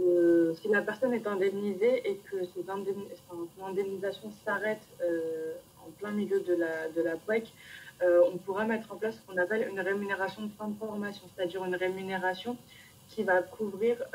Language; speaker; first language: French; native; French